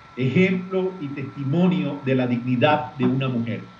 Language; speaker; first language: Spanish; native; Spanish